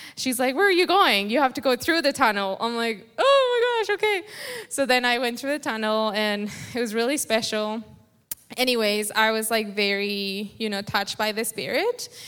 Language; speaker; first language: English; non-native, fluent; Spanish